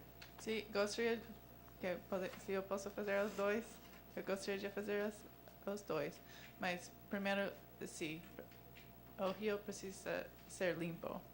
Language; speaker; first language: Portuguese; non-native, learner; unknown